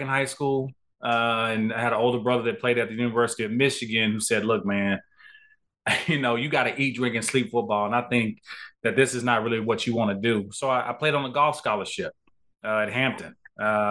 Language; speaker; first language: English; native; English